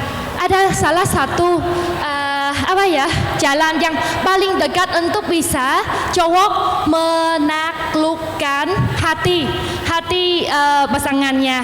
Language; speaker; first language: Indonesian; non-native, learner; Vietnamese